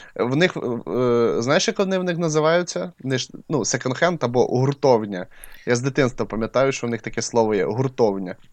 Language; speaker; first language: Ukrainian; non-native, local second language; Russian